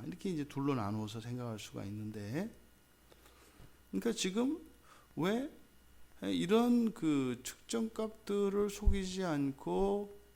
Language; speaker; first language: Korean; native; Korean